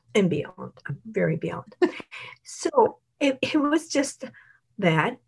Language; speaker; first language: English; non-native, fluent; Italian